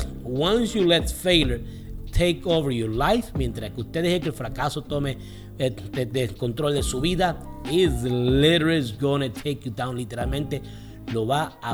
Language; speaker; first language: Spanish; early bilingual, heritage; Spanish